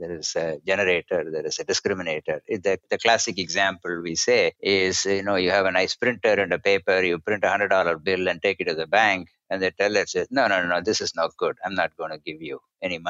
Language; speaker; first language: English; non-native, local second language; Tamil